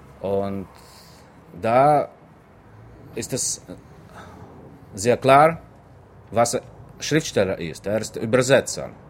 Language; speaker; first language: German; non-native, fluent; Russian